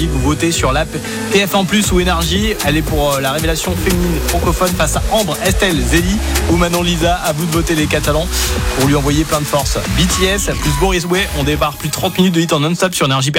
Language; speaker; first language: French; native; French